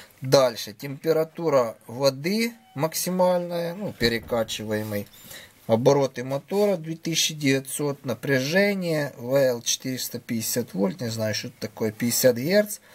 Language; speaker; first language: Russian; non-native, local second language; Ukrainian